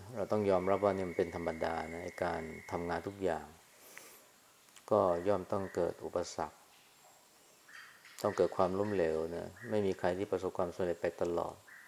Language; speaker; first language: Thai; native; Thai